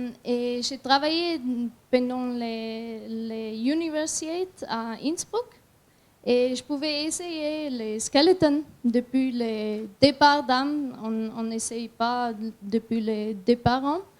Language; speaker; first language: French; non-native, learner; German